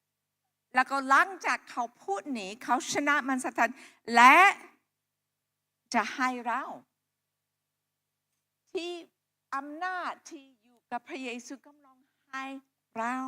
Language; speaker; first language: Thai; non-native, local second language; Akha